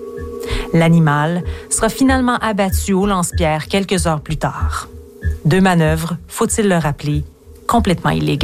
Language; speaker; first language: French; native; French